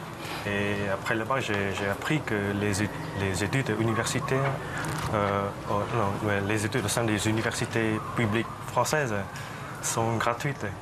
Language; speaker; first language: French; non-native, fluent; Khmer